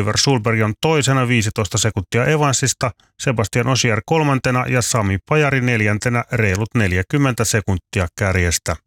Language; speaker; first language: Finnish; native; Finnish